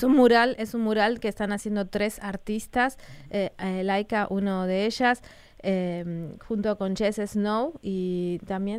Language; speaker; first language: Spanish; native; Spanish